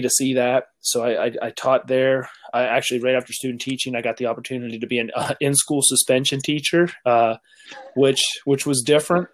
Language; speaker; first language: English; native; English